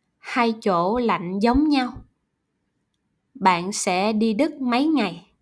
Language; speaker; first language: Vietnamese; non-native, learner; German